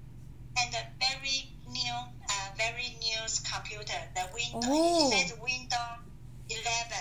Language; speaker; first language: English; non-native, learner; Chinese